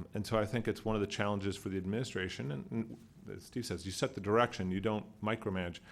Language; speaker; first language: English; native; English